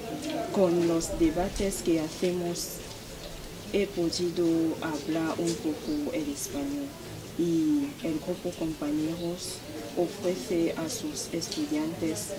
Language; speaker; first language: Spanish; non-native, learner; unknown